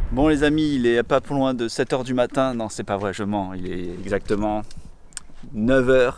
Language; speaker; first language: French; native; French